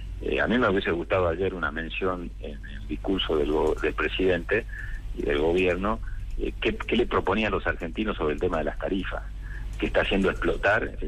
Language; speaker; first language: Spanish; native; Spanish